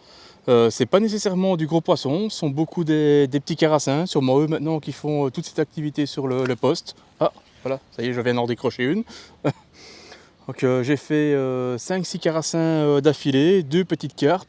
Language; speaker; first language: French; native; French